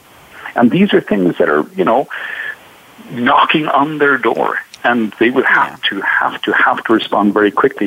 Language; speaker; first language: English; native; English